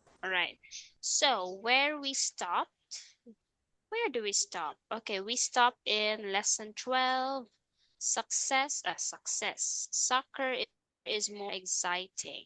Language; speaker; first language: English; non-native, fluent; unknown